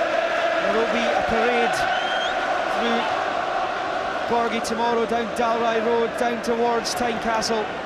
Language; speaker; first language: English; native; English